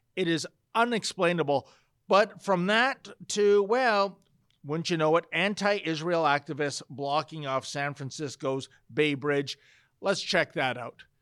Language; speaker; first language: English; native; English